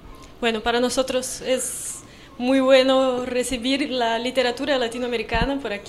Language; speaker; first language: Spanish; non-native, fluent; Portuguese